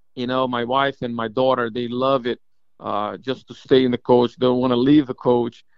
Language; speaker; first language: English; non-native, fluent; Portuguese